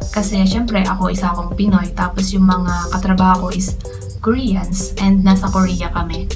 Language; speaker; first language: Filipino; native; Filipino